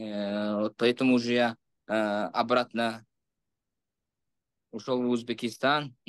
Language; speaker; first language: Russian; non-native, local second language; Uzbek